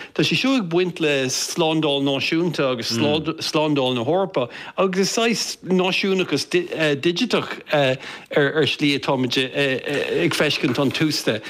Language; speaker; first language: Irish; non-native, local second language; English